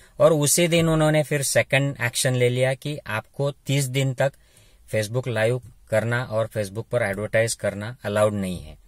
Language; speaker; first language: Hindi; non-native, local second language; Marathi